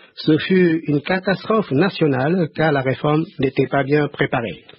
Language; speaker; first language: French; non-native, fluent; Khmer